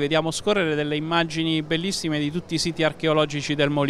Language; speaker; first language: Italian; native; Italian